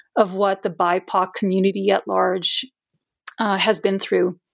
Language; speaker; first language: English; non-native, fluent; Portuguese